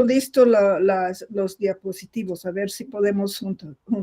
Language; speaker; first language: Spanish; non-native, fluent; English